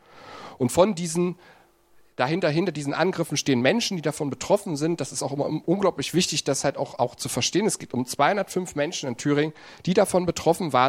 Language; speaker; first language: German; native; German